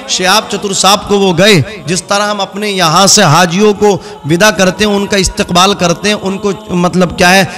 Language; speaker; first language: Hindi; native; Hindi